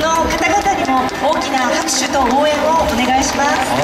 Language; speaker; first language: Japanese; native; Japanese